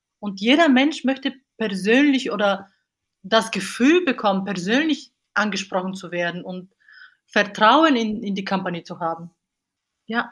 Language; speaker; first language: German; non-native, fluent; Bulgarian